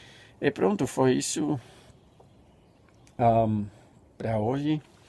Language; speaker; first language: Portuguese; non-native, fluent; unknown